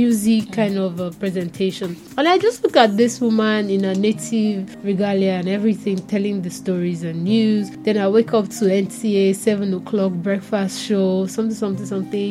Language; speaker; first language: English; non-native, local second language; Nigerian Pidgin